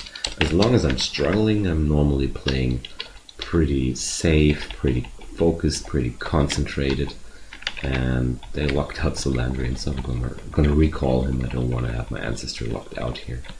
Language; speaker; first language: English; non-native, fluent; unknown